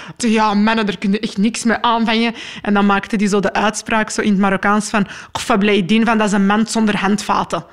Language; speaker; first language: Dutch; early bilingual, other home language; Arabic